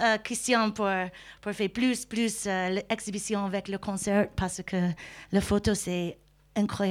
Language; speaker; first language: French; non-native, learner; English